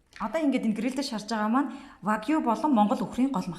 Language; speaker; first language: Mongolian; native; Mongolian